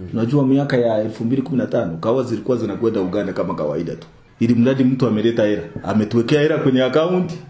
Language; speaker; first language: Swahili; non-native, local second language; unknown